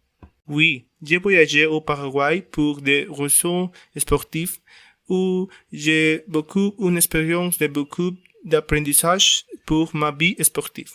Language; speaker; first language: French; non-native, learner; Spanish